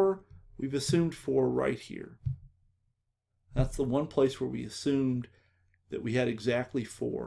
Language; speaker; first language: English; native; English